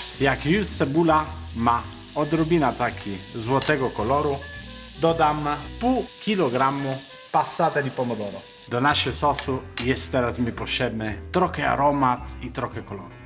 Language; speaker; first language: Polish; non-native, learner; Italian